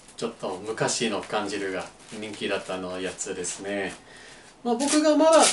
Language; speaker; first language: Japanese; non-native, learner; English